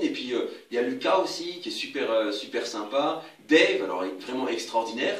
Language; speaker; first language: French; native; French